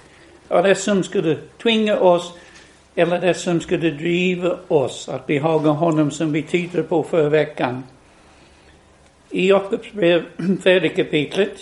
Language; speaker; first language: Swedish; non-native, fluent; English